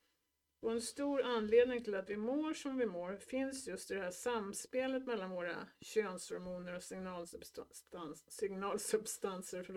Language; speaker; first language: Swedish; native; Swedish